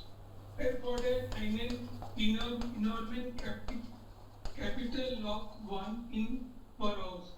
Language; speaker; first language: German; non-native, learner; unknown